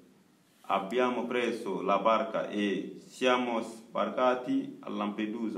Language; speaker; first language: Italian; non-native, learner; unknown